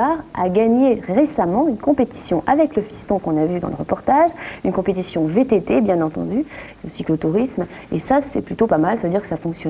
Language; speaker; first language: French; native; French